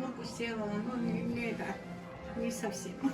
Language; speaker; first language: Russian; non-native, local second language; Georgian